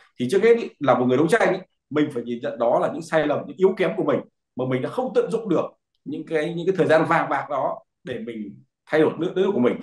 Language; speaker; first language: Vietnamese; native; Vietnamese